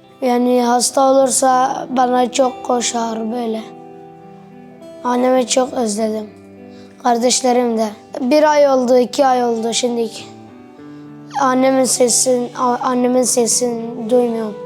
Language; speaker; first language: Turkish; early bilingual, other home language; Arabic